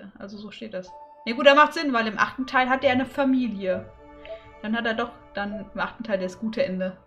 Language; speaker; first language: German; native; German